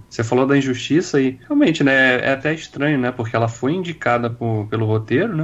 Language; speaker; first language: Portuguese; native; Portuguese